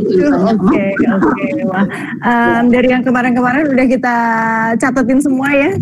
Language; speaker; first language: Indonesian; native; Indonesian